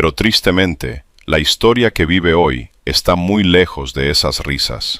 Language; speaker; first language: Spanish; native; Spanish